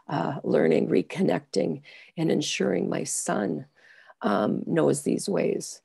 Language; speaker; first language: English; native; English